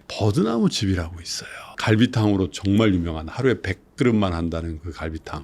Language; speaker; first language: Korean; native; Korean